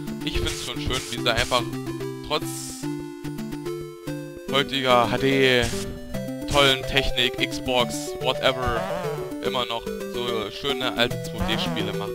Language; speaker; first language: German; native; German